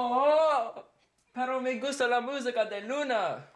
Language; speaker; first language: Spanish; non-native, learner; English